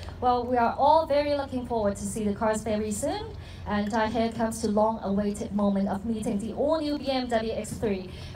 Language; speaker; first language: English; non-native, local second language; Cantonese